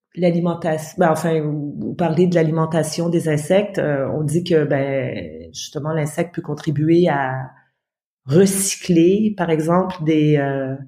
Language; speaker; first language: French; native; French